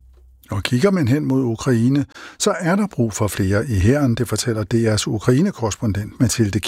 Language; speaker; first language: Danish; native; Danish